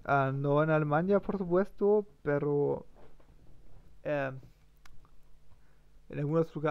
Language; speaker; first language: Spanish; non-native, learner; German